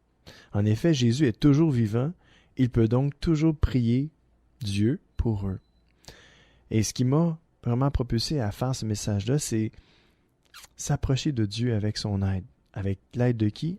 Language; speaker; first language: French; native; French